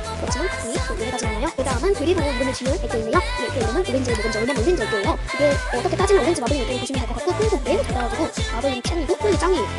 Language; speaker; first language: Korean; native; Korean